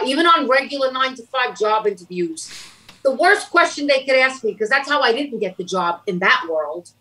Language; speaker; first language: English; native; English